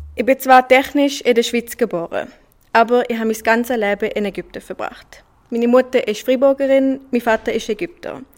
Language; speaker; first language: German; early bilingual, other home language; Swiss German